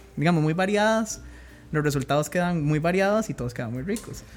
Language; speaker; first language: Spanish; native; Spanish